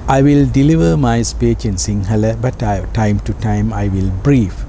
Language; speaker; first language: English; non-native, local second language; Sinhala